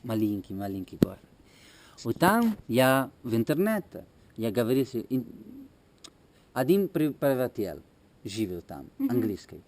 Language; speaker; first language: Russian; non-native, learner; Italian